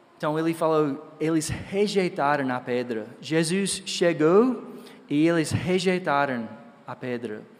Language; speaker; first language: Portuguese; non-native, fluent; English